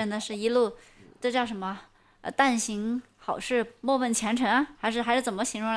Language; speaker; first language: Chinese; native; Chinese